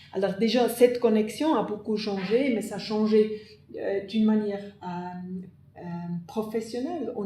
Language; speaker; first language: French; non-native, fluent; German